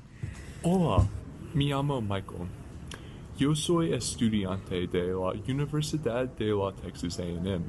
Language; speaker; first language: Spanish; non-native, learner; English